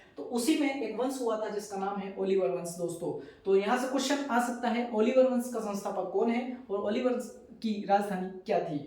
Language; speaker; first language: Hindi; native; Hindi